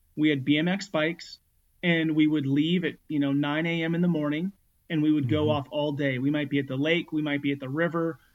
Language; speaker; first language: English; native; English